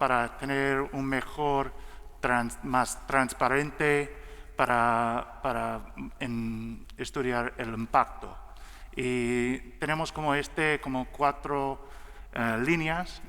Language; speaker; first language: Spanish; non-native, learner; English